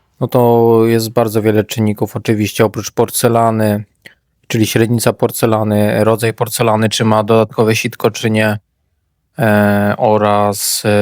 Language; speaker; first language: Polish; native; Polish